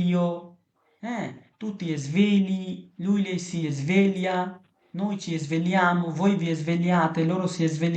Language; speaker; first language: Italian; non-native, fluent; Bangla